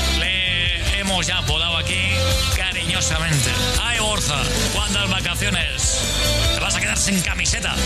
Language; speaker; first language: Spanish; native; Spanish